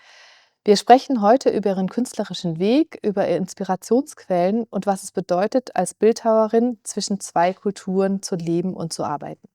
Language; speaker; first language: German; native; German